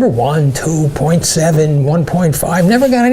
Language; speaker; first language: English; native; English